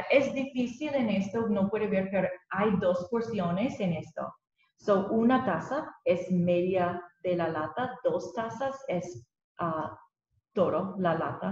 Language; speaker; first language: Spanish; non-native, learner; English